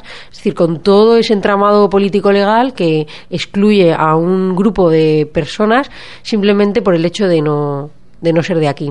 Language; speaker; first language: Spanish; native; Spanish